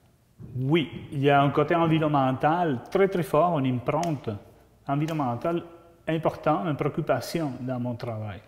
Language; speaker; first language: French; non-native, fluent; Spanish